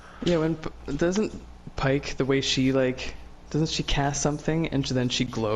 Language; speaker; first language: English; native; English